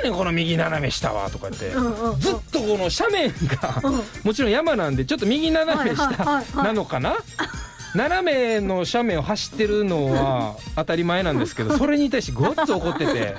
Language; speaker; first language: Japanese; native; Japanese